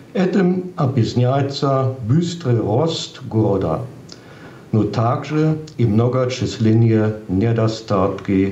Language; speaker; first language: Russian; non-native, fluent; German